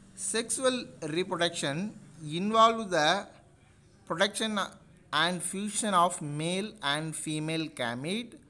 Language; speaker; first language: English; non-native, local second language; Tamil